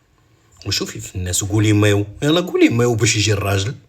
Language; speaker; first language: Arabic; native; Arabic